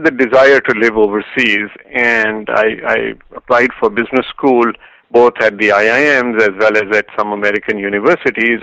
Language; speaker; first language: English; non-native, local second language; Hindi